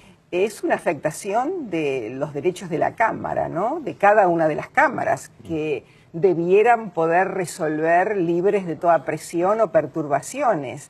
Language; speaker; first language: Spanish; native; Spanish